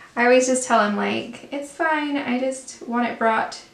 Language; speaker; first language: English; native; English